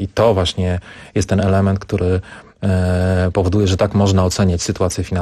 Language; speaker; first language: Polish; native; Polish